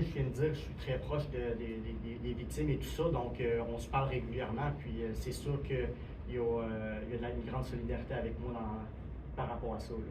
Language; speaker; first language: French; native; French